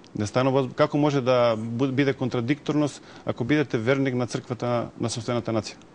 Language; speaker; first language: Macedonian; non-native, local second language; Serbian